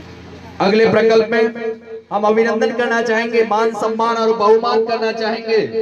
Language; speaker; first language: Hindi; native; Hindi